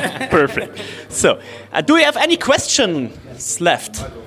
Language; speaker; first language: English; non-native, fluent; German